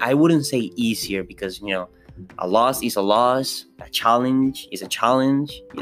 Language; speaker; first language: English; non-native, fluent; Spanish